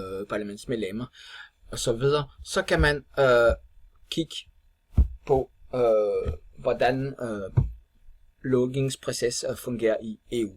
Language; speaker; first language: Danish; non-native, fluent; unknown